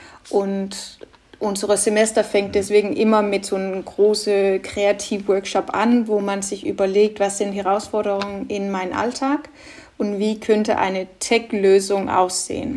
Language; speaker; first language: German; non-native, fluent; Danish